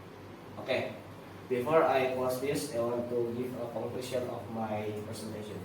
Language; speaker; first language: English; non-native, learner; Indonesian